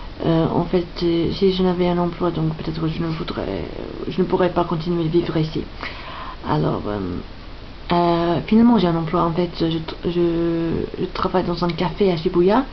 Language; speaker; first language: French; non-native, fluent; English